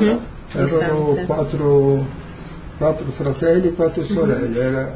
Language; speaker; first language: Italian; early bilingual, heritage; Portuguese